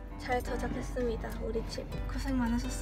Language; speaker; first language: Korean; non-native, learner; Cantonese